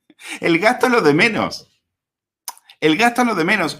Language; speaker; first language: Spanish; native; Spanish